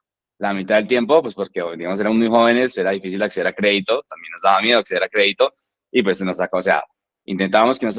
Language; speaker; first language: Spanish; native; Spanish